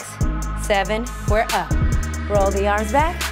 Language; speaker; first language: English; native; English